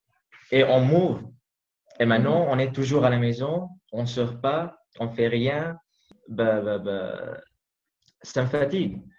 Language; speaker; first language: French; non-native, learner; Arabic